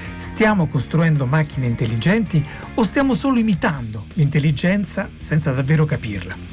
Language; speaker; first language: Italian; native; Italian